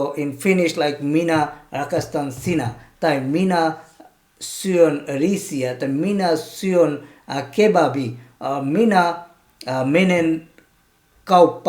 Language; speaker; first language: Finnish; non-native, learner; Bangla